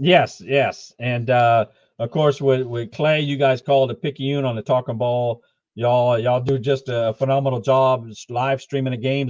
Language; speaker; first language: English; native; English